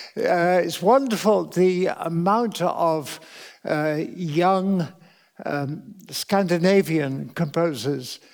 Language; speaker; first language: English; native; English